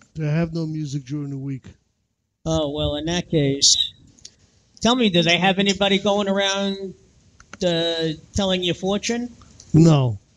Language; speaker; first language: English; native; English